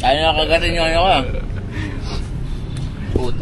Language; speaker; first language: Filipino; native; Filipino